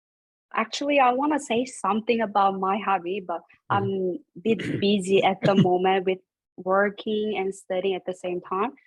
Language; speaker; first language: English; non-native, fluent; Korean